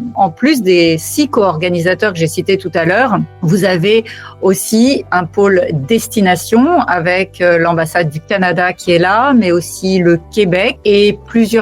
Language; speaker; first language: French; native; French